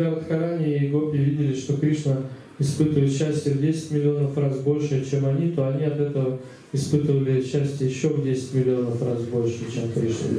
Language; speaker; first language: Russian; native; Russian